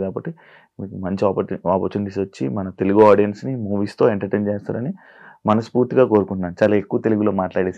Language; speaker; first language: Telugu; native; Telugu